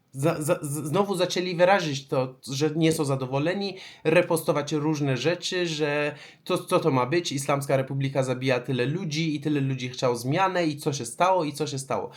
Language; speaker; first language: Polish; non-native, fluent; Persian